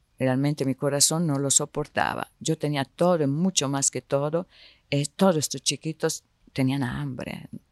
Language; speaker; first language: Spanish; non-native, fluent; Italian